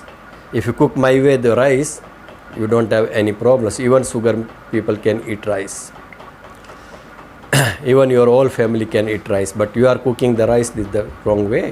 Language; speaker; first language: English; non-native, learner; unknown